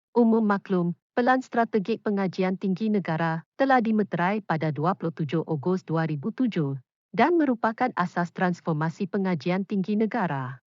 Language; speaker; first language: Malay; native; Malay